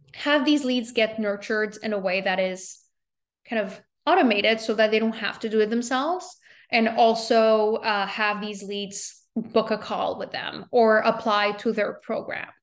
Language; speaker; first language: English; native; English